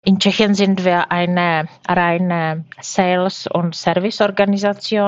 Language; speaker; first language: German; non-native, fluent; Czech